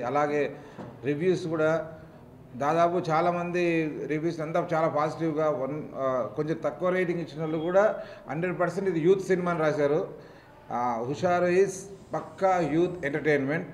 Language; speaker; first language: Telugu; native; Telugu